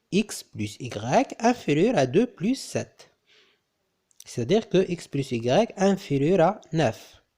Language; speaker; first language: French; non-native, local second language; Arabic